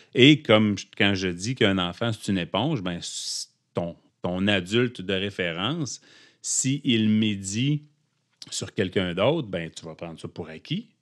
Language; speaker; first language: French; native; French